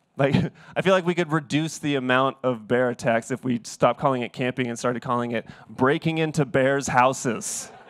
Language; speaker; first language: English; native; English